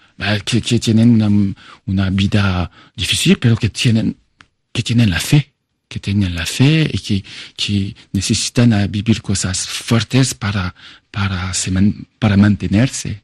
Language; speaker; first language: Spanish; non-native, fluent; French